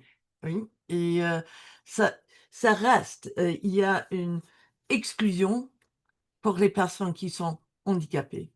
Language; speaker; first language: French; non-native, learner; English